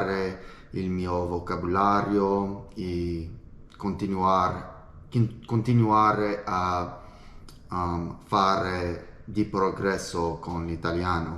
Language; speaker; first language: Italian; non-native, learner; English